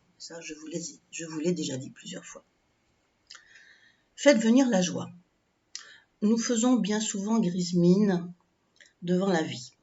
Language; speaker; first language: French; native; French